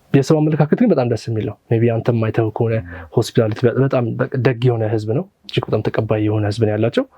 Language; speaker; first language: Amharic; native; Amharic